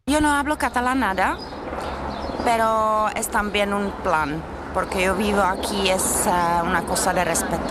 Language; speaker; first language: Spanish; non-native, learner; Czech